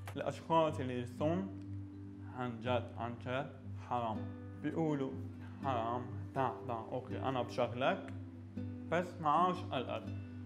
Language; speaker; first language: Arabic; native; Arabic